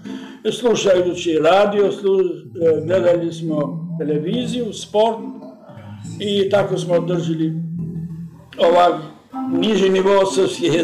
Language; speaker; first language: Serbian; early bilingual, heritage; Serbian